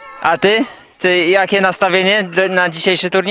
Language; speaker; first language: Polish; native; Polish